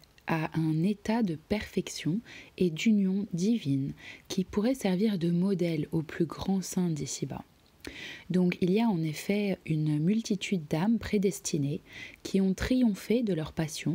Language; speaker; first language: French; native; French